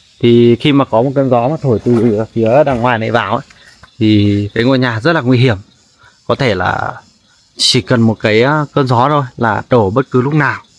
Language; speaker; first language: Vietnamese; non-native, local second language; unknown